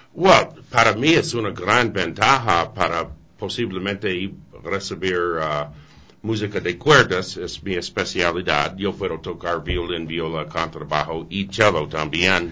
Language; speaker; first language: Spanish; non-native, learner; English